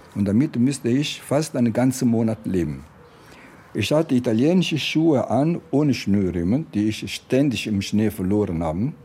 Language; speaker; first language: German; non-native, fluent; Italian